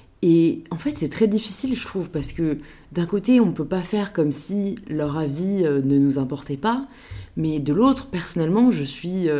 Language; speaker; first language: French; native; French